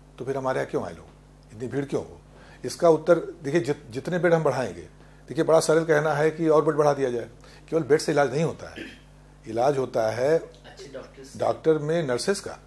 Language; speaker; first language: Hindi; native; Hindi